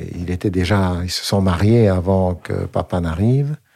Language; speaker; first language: French; native; French